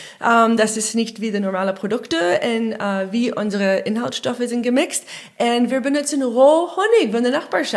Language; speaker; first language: German; non-native, learner; English